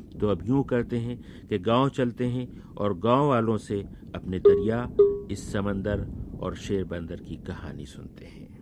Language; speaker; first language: Urdu; native; Urdu